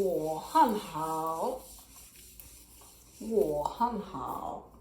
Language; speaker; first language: Chinese; non-native, learner; English